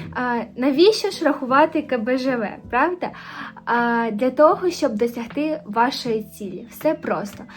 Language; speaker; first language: Ukrainian; non-native, local second language; Russian